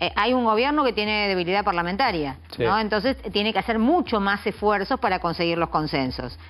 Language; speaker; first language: Spanish; native; Spanish